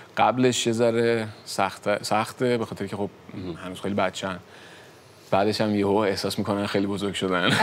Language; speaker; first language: Persian; native; Persian